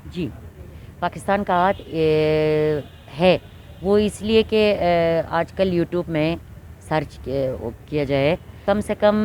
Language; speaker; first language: Hindi; non-native, fluent; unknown